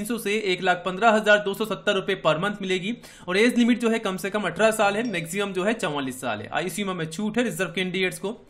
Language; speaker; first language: Hindi; native; Hindi